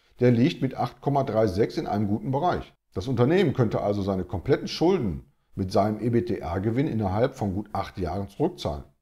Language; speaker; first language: German; native; German